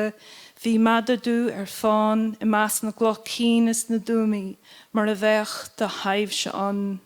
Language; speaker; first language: Irish; non-native, local second language; English